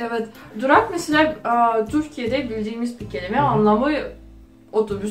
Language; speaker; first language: Turkish; non-native, fluent; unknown